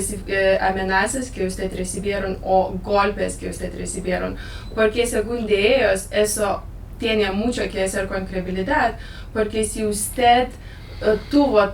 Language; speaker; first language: Spanish; non-native, learner; Lithuanian